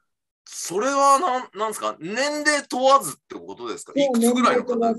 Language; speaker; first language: Japanese; native; Japanese